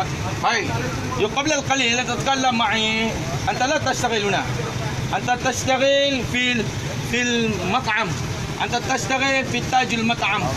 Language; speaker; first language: Arabic; non-native, learner; Malay